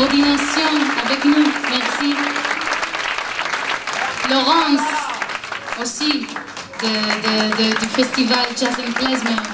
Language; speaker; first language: French; non-native, learner; Hebrew